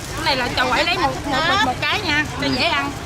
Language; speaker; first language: Vietnamese; native; Vietnamese